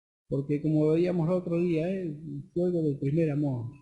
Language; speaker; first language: Spanish; native; Spanish